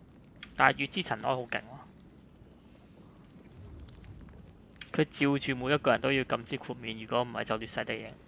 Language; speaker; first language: Chinese; native; Chinese